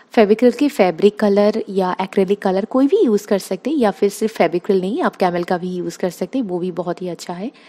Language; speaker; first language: Hindi; non-native, local second language; Bangla